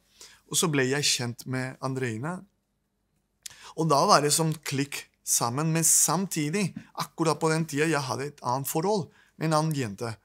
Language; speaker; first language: Norwegian; non-native, fluent; Spanish